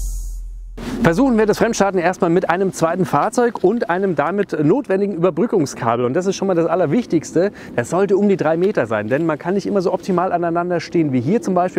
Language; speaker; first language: German; native; German